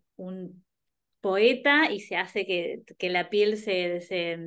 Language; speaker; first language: Spanish; native; Spanish